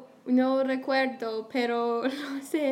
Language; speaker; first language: Spanish; non-native, learner; English